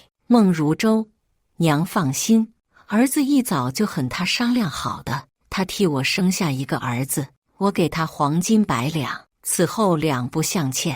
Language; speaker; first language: Chinese; native; Chinese